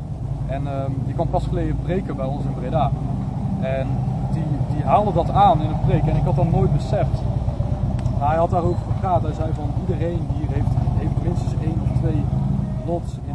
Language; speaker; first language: Dutch; native; Dutch